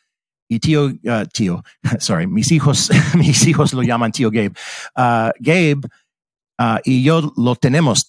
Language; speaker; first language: Spanish; early bilingual, heritage; English